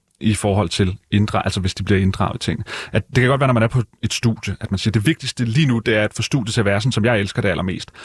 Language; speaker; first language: Danish; native; Danish